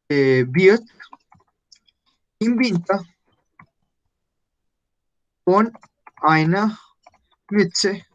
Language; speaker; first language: German; non-native, fluent; Spanish